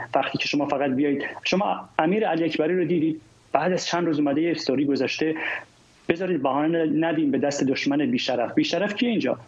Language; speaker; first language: Persian; non-native, local second language; Kurdish